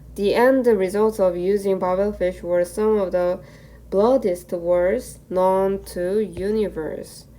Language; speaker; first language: English; non-native, fluent; Korean